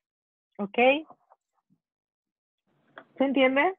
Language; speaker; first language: Spanish; non-native, fluent; English